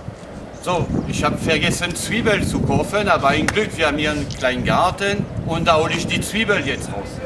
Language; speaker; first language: German; non-native, fluent; French